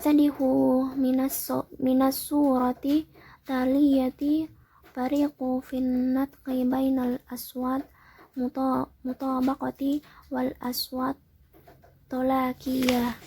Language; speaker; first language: Arabic; non-native, learner; Indonesian